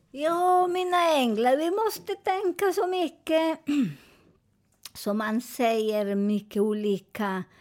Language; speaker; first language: Swedish; non-native, fluent; Spanish